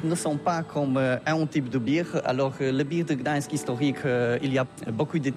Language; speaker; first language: French; non-native, learner; Polish